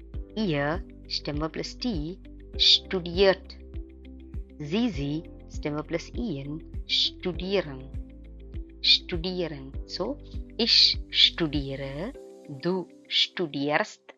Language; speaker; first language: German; non-native, fluent; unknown